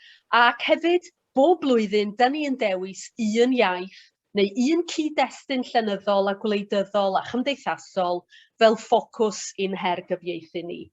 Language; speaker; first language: Welsh; native; Welsh